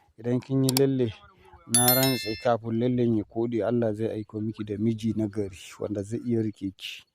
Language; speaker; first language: Hausa; non-native, local second language; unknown